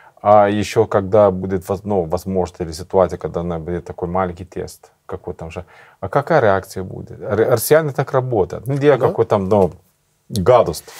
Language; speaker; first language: Russian; non-native, learner; Swedish